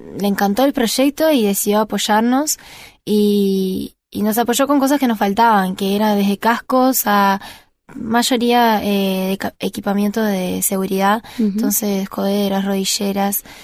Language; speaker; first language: Spanish; non-native, fluent; Portuguese